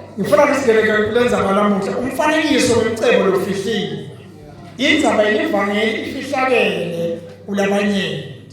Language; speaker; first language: Zulu; non-native, local second language; Swati